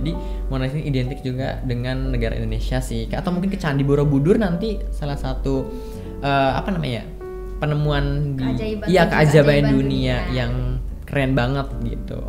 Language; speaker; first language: Indonesian; native; Indonesian